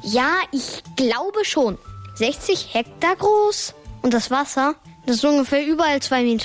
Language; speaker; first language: German; native; German